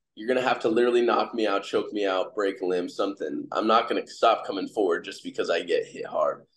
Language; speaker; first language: English; native; English